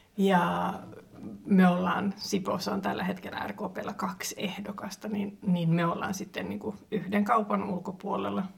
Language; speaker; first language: Finnish; non-native, local second language; Swedish